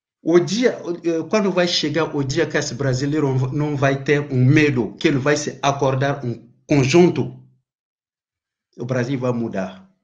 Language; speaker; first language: Portuguese; non-native, learner; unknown